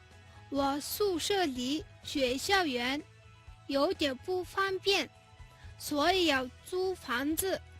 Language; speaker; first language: Chinese; non-native, fluent; Mongolian